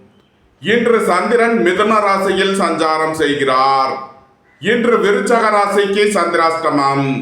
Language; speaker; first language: Tamil; native; Tamil